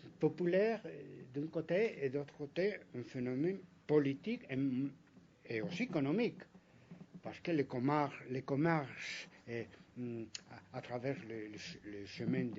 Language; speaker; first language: French; non-native, fluent; Spanish